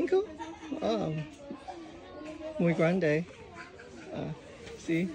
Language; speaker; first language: Spanish; non-native, learner; English